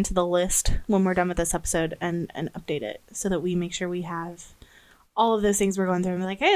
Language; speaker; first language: English; native; English